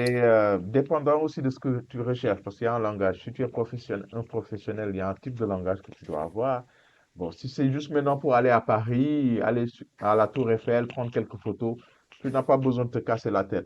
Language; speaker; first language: French; non-native, fluent; Portuguese